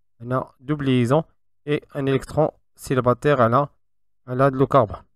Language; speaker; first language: French; non-native, local second language; Arabic